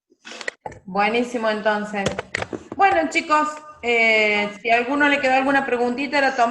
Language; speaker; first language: Spanish; native; Spanish